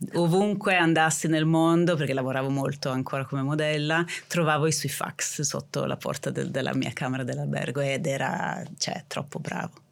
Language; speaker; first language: Italian; non-native, fluent; Swedish